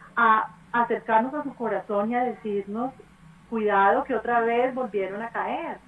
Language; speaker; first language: Spanish; native; Spanish